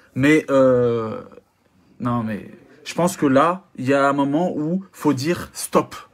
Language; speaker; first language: French; native; French